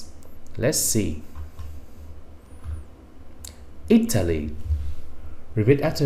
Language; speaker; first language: English; non-native, fluent; Vietnamese